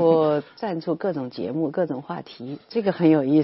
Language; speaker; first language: Chinese; native; Chinese